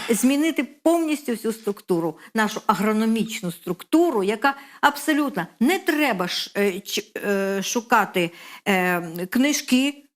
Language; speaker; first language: Ukrainian; non-native, local second language; Russian